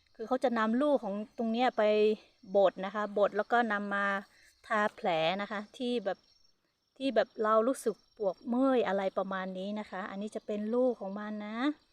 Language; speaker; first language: Thai; non-native, local second language; Hmong